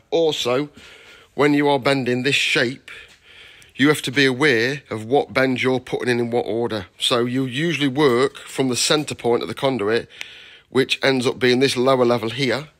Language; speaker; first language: English; native; English